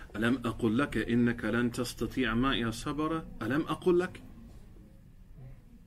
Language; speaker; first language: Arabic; non-native, fluent; English